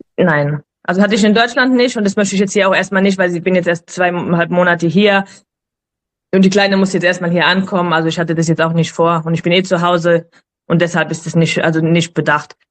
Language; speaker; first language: German; native; German